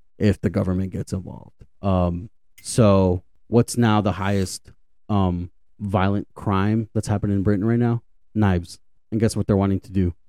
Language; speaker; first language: English; native; English